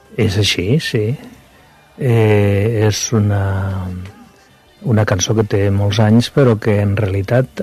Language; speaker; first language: Catalan; non-native, local second language; Spanish